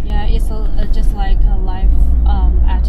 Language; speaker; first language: English; non-native, learner; Chinese